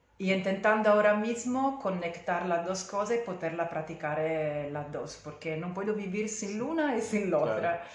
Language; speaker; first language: Spanish; non-native, fluent; Italian